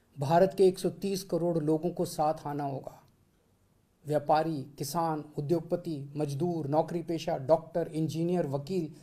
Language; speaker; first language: Hindi; native; Hindi